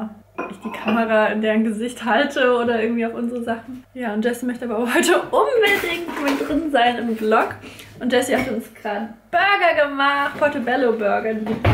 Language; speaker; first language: German; native; German